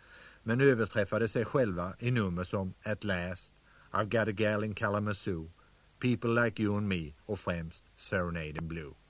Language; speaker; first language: Swedish; native; Swedish